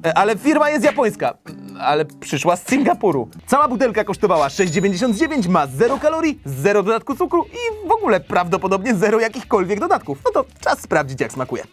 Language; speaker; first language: Polish; native; Polish